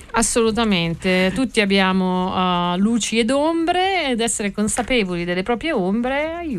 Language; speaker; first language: Italian; native; Italian